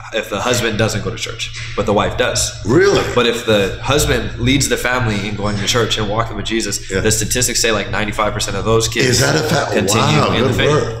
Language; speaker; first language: English; native; English